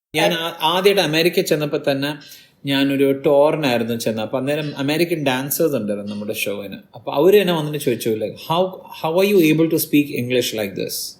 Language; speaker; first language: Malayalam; early bilingual, heritage; Malayalam